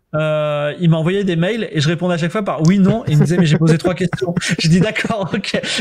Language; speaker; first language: French; native; French